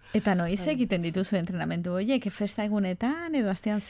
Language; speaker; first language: Basque; native; Basque